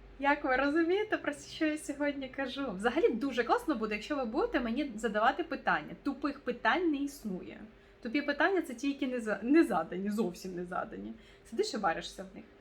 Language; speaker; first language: Ukrainian; non-native, local second language; Russian